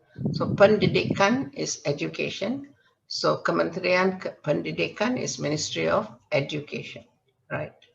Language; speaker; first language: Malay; non-native, fluent; Tamil